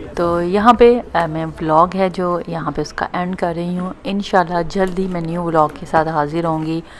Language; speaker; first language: Urdu; native; Urdu